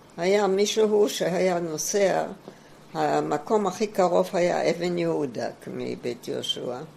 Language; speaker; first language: Hebrew; non-native, fluent; German